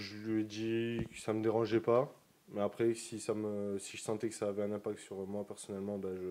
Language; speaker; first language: French; native; French